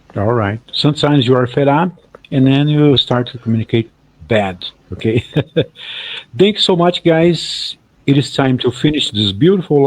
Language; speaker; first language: English; non-native, fluent; Portuguese